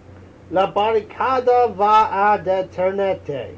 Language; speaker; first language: Spanish; non-native, learner; English